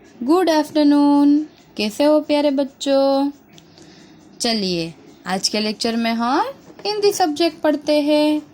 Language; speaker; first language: Hindi; non-native, local second language; Gujarati